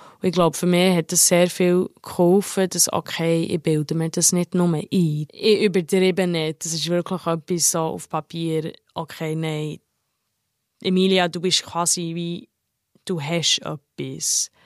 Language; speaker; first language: German; early bilingual, heritage; German